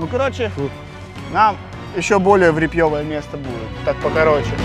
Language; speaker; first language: Russian; native; Russian